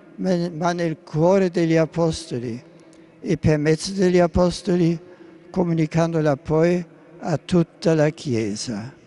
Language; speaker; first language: Italian; non-native, fluent; German